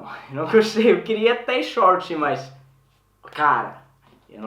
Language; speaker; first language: Portuguese; non-native, learner; Swedish